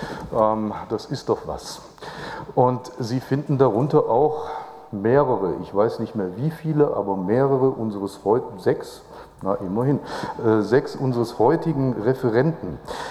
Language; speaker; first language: German; native; German